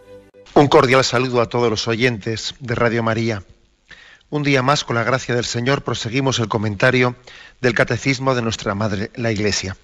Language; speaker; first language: Spanish; native; Spanish